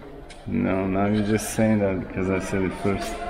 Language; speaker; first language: English; non-native, fluent; Croatian